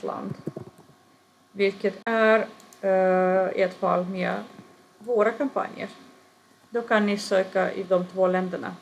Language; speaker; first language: Swedish; non-native, fluent; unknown